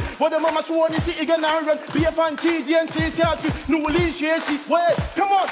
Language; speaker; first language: Chinese; non-native, fluent; English